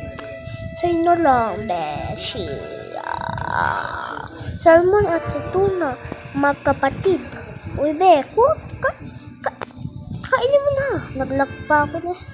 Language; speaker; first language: Filipino; non-native, local second language; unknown